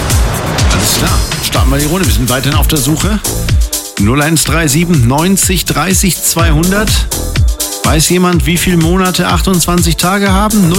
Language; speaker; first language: German; native; German